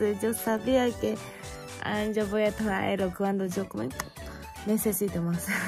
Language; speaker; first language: Spanish; non-native, learner; Japanese